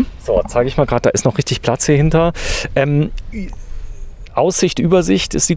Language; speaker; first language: German; native; German